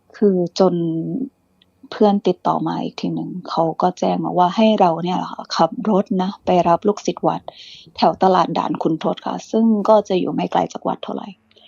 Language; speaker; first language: Thai; early bilingual, other home language; English